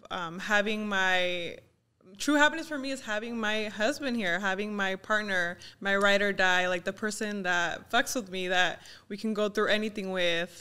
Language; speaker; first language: English; early bilingual, other home language; Spanish